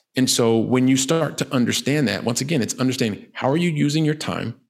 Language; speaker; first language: English; native; English